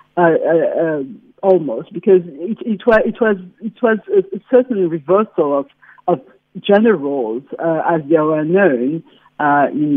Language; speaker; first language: English; non-native, fluent; French